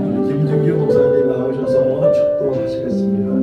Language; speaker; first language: Korean; native; Korean